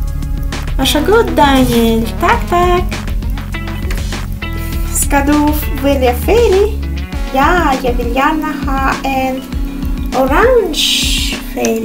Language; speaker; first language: Swedish; non-native, fluent; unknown